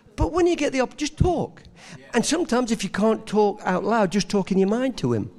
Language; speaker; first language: English; native; English